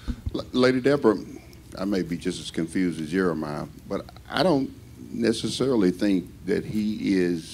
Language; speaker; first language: English; native; English